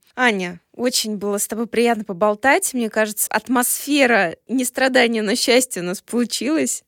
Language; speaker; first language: Russian; native; Russian